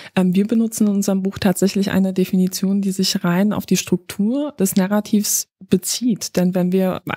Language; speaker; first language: German; non-native, fluent; Polish